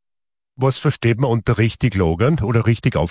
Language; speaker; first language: German; native; German